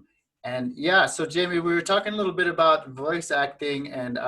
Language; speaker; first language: English; native; English